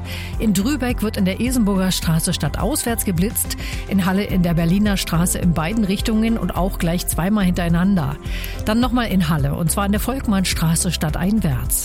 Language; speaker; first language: German; native; German